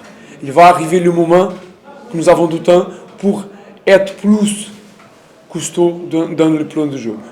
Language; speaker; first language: French; non-native, learner; Portuguese